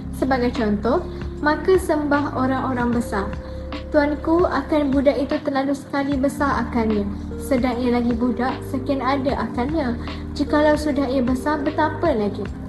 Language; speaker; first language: Malay; native; Malay